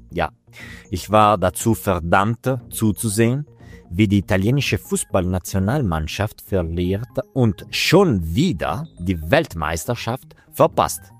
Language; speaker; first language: German; non-native, local second language; Italian